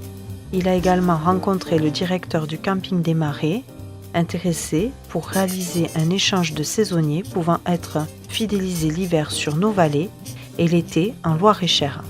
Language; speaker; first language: French; native; French